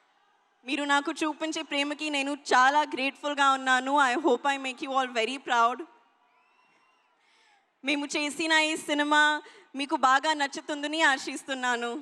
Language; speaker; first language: Telugu; non-native, learner; Hindi